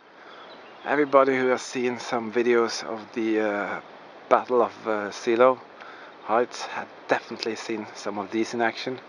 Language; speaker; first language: English; non-native, fluent; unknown